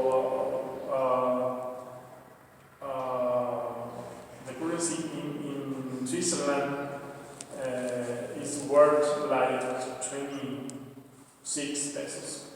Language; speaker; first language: English; non-native, learner; Spanish